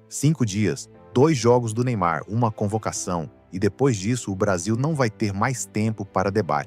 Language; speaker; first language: Portuguese; native; Portuguese